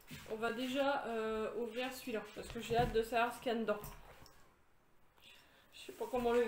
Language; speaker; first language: French; native; French